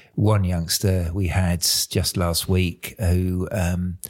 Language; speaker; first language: English; native; English